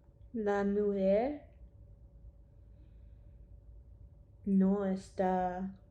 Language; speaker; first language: Spanish; non-native, learner; English